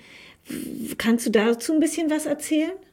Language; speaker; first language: German; native; German